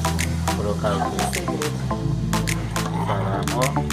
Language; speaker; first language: Portuguese; non-native, learner; Haitian Creole